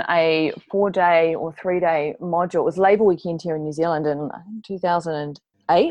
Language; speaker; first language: English; native; English